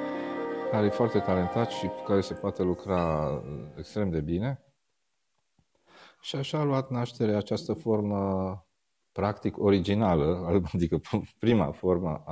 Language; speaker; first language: Romanian; native; Romanian